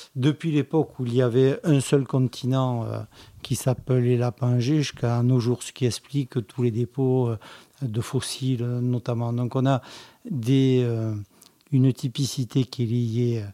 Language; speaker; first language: French; native; French